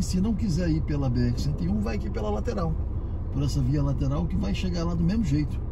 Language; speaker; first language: Portuguese; native; Portuguese